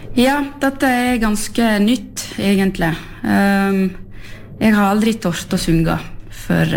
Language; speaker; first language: Norwegian; early bilingual, heritage; French